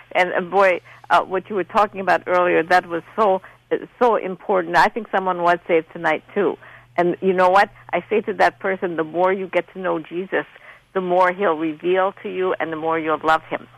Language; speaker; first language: English; non-native, fluent; Polish